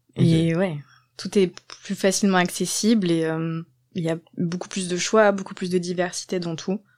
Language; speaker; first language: French; native; French